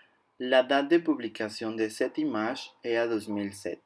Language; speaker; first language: French; non-native, learner; Spanish